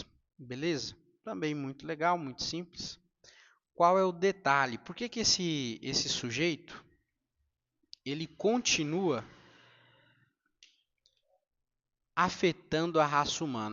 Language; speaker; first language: Portuguese; native; Portuguese